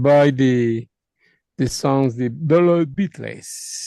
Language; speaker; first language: English; non-native, learner; Spanish